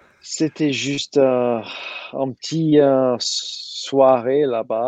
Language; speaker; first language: French; non-native, learner; English